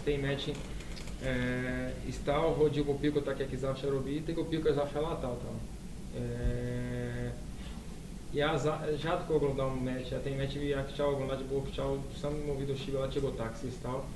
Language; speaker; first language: Polish; non-native, learner; Portuguese